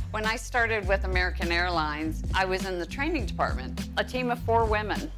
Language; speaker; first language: English; native; English